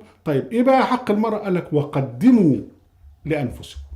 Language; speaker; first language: Arabic; native; Arabic